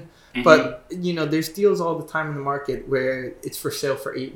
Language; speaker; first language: English; native; English